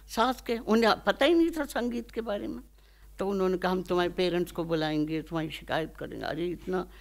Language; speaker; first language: Hindi; native; Hindi